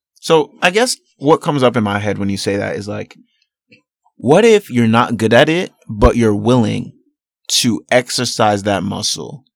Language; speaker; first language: English; early bilingual, other home language; Yoruba